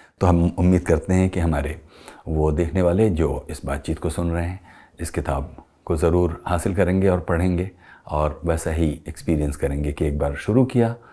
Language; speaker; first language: Hindi; native; Hindi